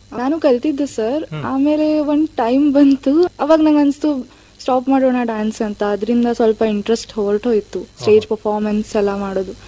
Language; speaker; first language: Kannada; native; Kannada